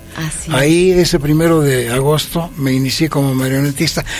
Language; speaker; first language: Spanish; native; Spanish